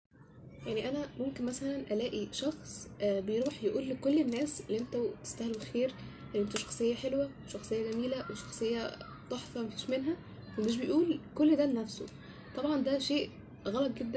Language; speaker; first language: Arabic; native; Arabic